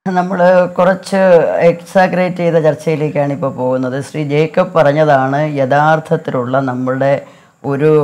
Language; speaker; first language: Malayalam; native; Malayalam